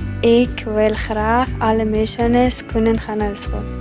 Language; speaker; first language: Dutch; early bilingual, other home language; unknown